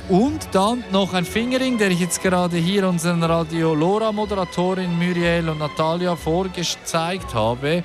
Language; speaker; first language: German; native; German